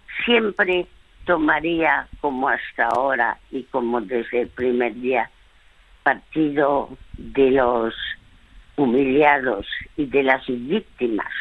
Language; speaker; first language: Spanish; early bilingual, other home language; French